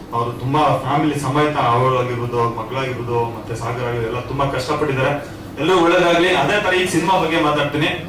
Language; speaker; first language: Kannada; native; Kannada